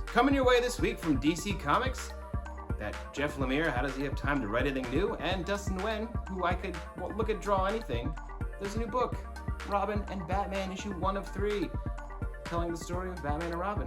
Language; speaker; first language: English; native; English